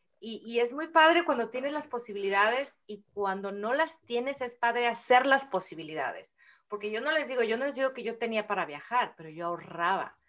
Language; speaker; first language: Spanish; native; Spanish